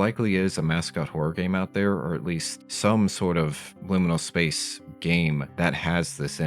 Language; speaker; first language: English; native; English